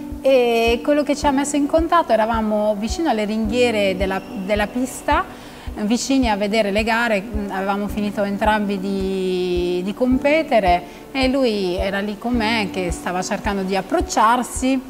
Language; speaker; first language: Italian; non-native, fluent; Albanian